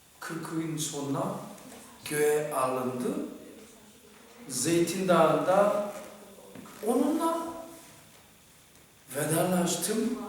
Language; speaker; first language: Turkish; non-native, fluent; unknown